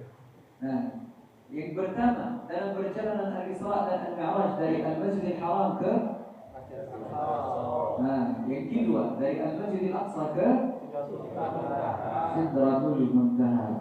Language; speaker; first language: Indonesian; non-native, fluent; Arabic